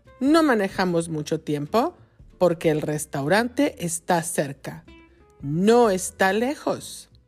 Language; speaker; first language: Spanish; non-native, fluent; English